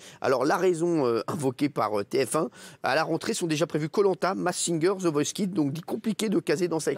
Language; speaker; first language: French; native; French